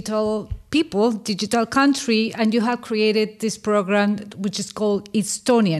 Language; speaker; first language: English; non-native, fluent; Spanish